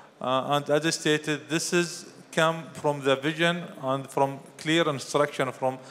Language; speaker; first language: English; non-native, fluent; Arabic